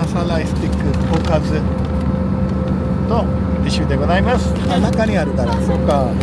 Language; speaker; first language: Japanese; non-native, fluent; Urdu